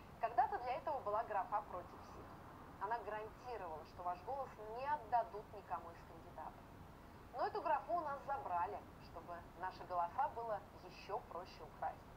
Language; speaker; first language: Russian; native; Russian